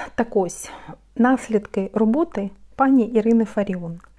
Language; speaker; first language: Ukrainian; non-native, local second language; Russian